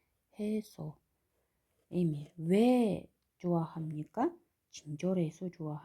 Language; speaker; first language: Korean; non-native, fluent; Kyrgyz